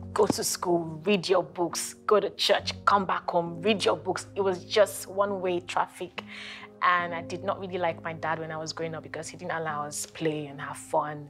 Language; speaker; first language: English; non-native, local second language; Igbo